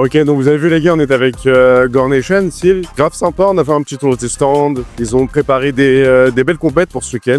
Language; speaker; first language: French; native; French